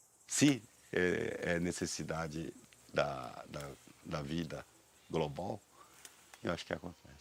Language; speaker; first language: Portuguese; non-native, learner; Japanese